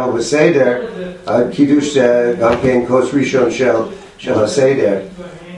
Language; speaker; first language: Hebrew; non-native, fluent; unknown